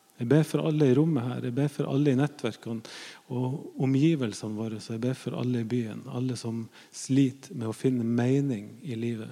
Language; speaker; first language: Norwegian; native; Norwegian